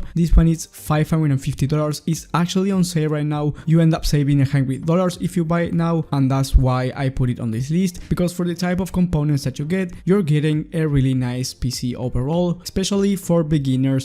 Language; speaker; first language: English; non-native, fluent; Spanish